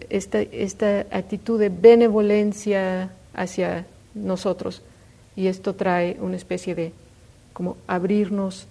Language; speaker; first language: Spanish; native; Spanish